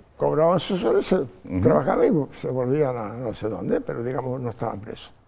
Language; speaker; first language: Spanish; non-native, fluent; Polish